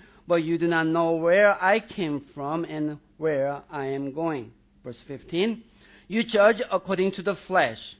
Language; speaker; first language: English; non-native, fluent; Korean